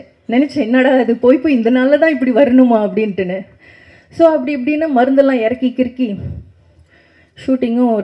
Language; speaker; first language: Tamil; native; Tamil